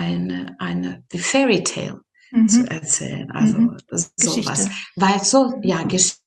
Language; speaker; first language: German; non-native, fluent; Serbian